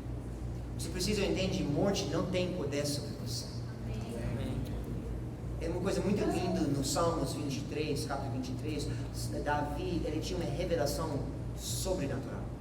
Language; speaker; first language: Portuguese; non-native, fluent; English